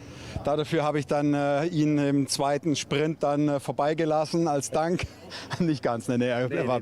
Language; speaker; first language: German; native; German